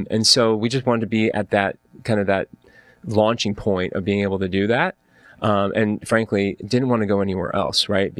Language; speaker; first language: English; native; English